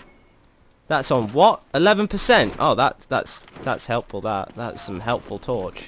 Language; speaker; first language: English; native; English